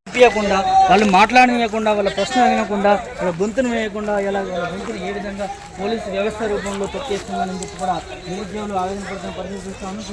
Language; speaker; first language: Telugu; native; Telugu